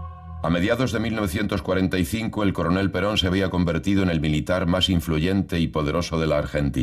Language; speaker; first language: Spanish; native; Spanish